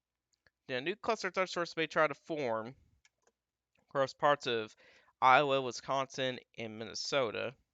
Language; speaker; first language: English; native; English